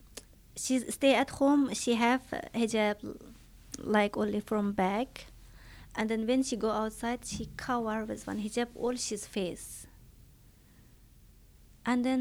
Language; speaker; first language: English; non-native, learner; Chinese